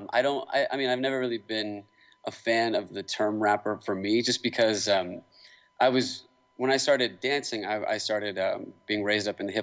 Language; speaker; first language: English; native; English